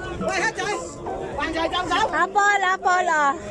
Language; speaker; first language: Cantonese; non-native, learner; Filipino